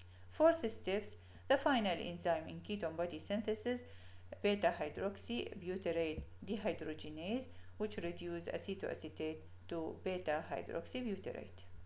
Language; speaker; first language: English; non-native, fluent; Arabic